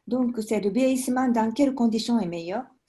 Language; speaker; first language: French; non-native, fluent; Japanese